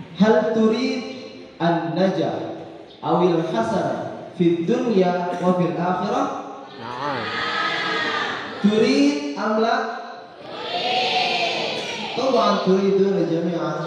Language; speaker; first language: Arabic; non-native, learner; Indonesian